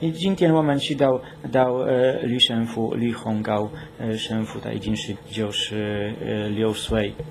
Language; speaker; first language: Chinese; non-native, fluent; Polish